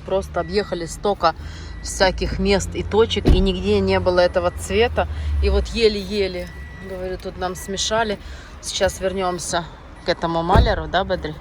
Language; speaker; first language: Russian; native; Russian